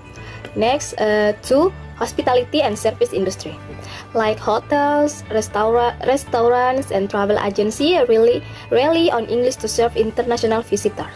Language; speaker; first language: English; non-native, learner; Indonesian